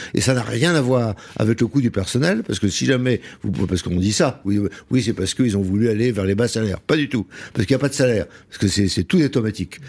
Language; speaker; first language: French; native; French